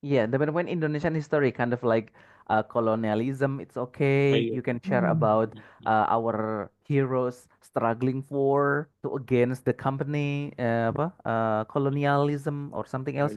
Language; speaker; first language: English; non-native, fluent; Indonesian